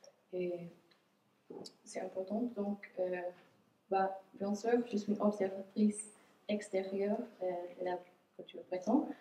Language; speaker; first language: French; non-native, fluent; English